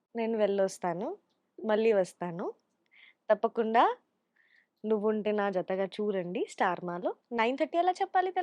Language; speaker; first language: Telugu; non-native, learner; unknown